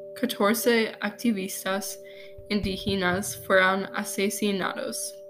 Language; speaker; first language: Spanish; non-native, learner; English